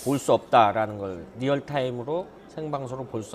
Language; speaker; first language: Korean; native; Korean